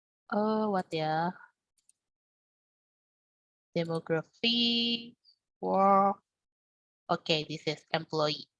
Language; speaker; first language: English; non-native, learner; Indonesian